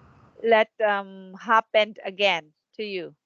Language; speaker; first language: English; non-native, fluent; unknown